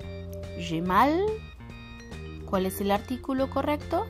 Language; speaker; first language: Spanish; non-native, fluent; French